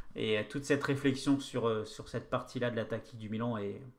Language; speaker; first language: French; native; French